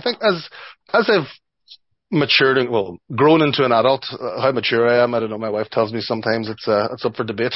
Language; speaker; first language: English; native; English